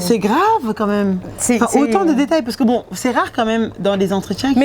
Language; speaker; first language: French; native; French